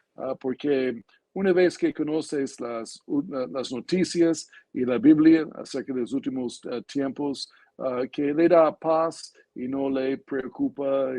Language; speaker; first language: Spanish; non-native, fluent; English